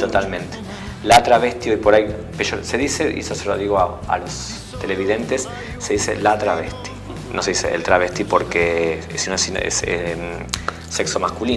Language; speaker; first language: Spanish; native; Spanish